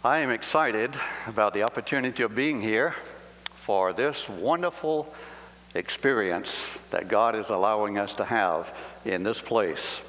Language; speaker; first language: English; native; English